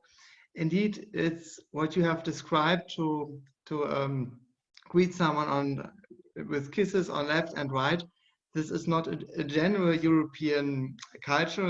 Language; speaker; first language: English; non-native, fluent; German